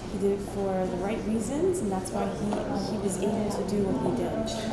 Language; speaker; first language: English; early bilingual, other home language; Persian